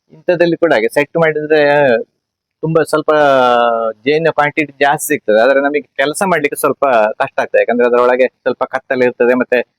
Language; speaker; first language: Kannada; native; Kannada